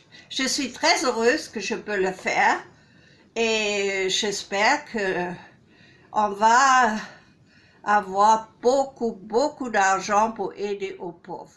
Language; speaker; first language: French; non-native, fluent; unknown